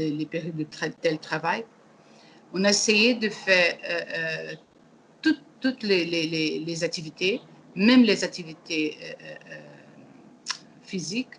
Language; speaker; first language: French; non-native, learner; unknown